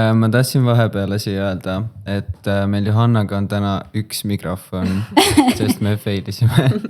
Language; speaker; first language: Estonian; native; Estonian